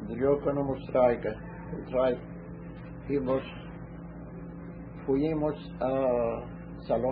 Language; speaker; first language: Spanish; early bilingual, heritage; Ladino